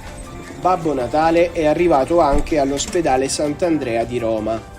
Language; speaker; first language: Italian; native; Italian